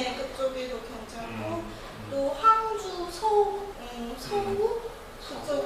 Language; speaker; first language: Korean; non-native, learner; Chinese